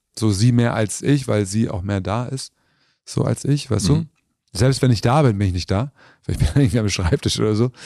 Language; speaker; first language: German; early bilingual, other home language; Turkish